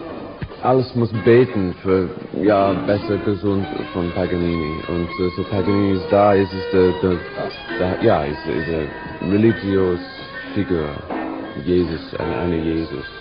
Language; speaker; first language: German; non-native, learner; English